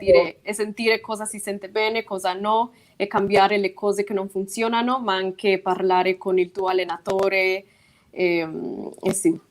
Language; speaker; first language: Italian; non-native, fluent; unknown